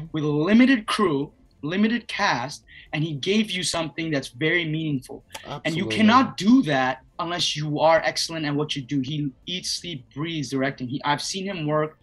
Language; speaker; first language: English; native; English